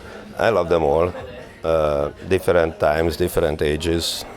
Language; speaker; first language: English; non-native, fluent; Hungarian